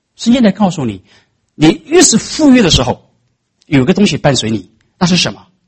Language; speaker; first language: Chinese; native; Chinese